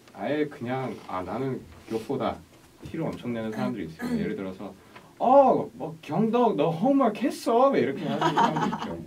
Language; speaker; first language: Korean; early bilingual, heritage; Korean